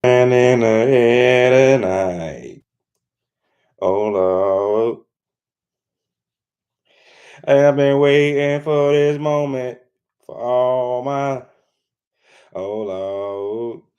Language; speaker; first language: English; native; English